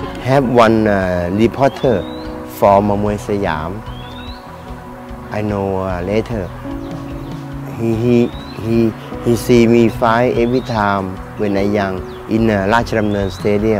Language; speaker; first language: English; non-native, learner; Thai